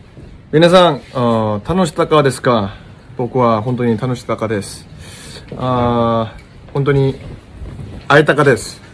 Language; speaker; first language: Japanese; non-native, learner; Korean